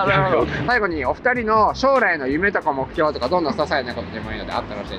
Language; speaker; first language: Japanese; native; Japanese